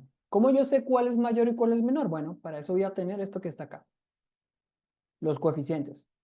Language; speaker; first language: Spanish; native; Spanish